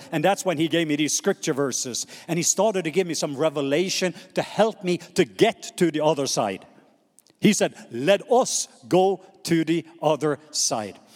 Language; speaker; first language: English; non-native, fluent; Norwegian